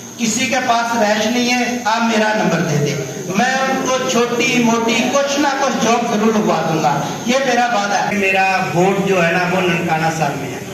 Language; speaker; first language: Urdu; non-native, local second language; Punjabi